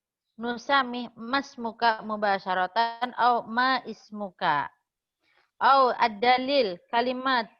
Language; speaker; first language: Arabic; non-native, fluent; Indonesian